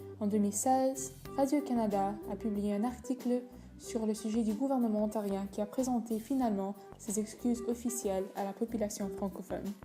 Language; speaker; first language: French; native; French